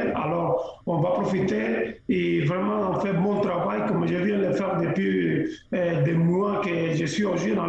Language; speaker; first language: French; non-native, fluent; Spanish